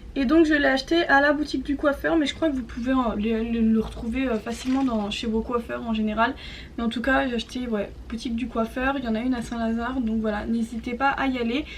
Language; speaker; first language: French; native; French